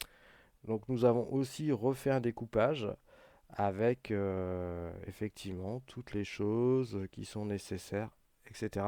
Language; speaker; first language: French; native; French